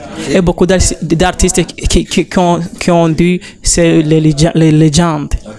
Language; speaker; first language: French; non-native, learner; Rundi